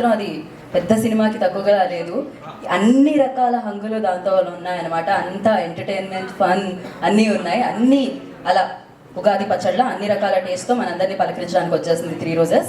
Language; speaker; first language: Telugu; native; Telugu